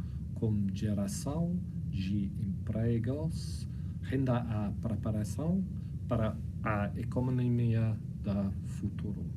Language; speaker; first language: Portuguese; non-native, fluent; English